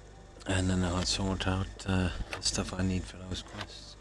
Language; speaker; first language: English; native; English